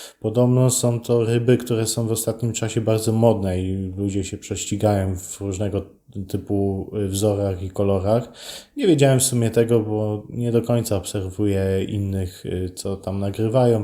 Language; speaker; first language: Polish; native; Polish